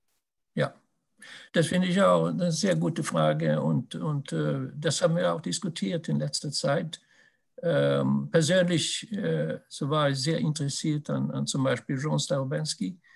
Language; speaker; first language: German; non-native, fluent; Swedish